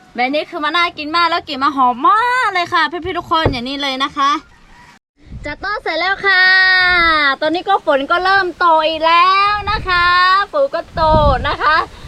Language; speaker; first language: Thai; non-native, local second language; Lahu